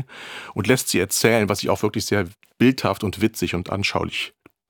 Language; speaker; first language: German; native; German